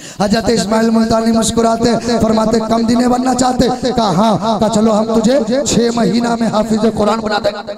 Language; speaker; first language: Hindi; non-native, local second language; Urdu